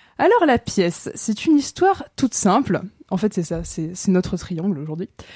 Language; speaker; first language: French; native; French